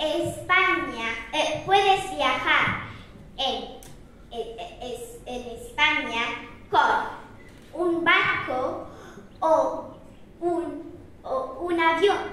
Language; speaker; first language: Spanish; non-native, learner; Arabic